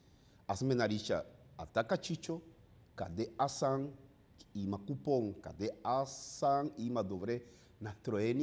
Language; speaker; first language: Bulgarian; non-native, learner; Spanish